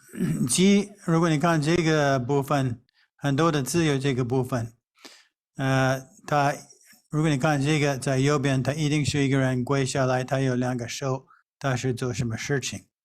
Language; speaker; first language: Chinese; non-native, fluent; English